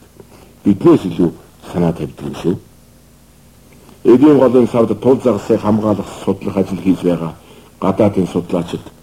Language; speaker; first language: Mongolian; native; Mongolian